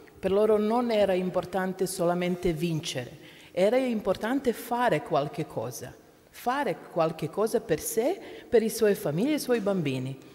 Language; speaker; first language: Italian; non-native, learner; Croatian